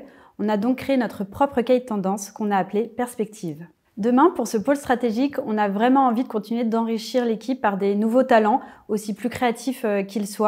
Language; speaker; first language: French; native; French